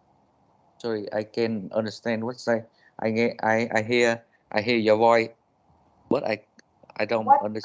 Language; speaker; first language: English; non-native, learner; Vietnamese